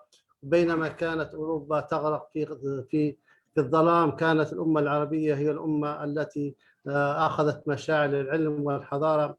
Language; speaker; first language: Arabic; native; Arabic